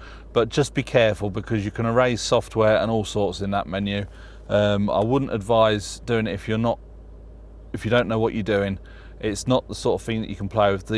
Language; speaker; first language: English; native; English